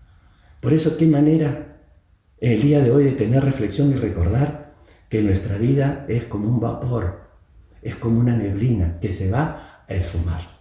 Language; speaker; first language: Spanish; native; Spanish